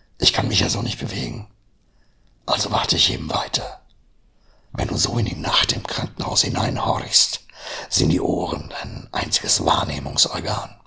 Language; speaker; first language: German; native; German